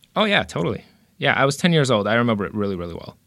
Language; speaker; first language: English; early bilingual, other home language; Romanian